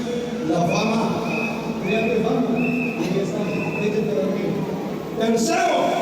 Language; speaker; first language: Spanish; native; Spanish